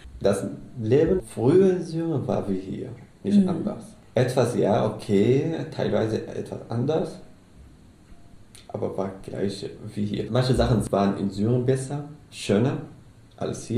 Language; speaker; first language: German; non-native, learner; Arabic